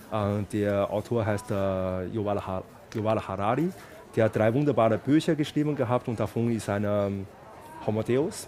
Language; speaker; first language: German; non-native, fluent; Chinese